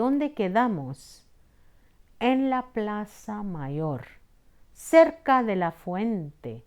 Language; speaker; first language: Spanish; non-native, fluent; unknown